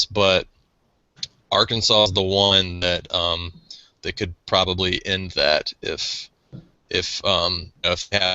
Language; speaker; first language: English; native; English